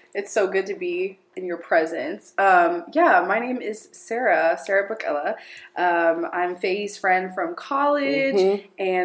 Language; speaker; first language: English; early bilingual, other home language; Amharic